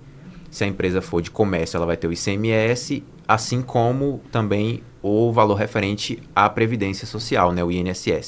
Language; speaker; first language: Portuguese; native; Portuguese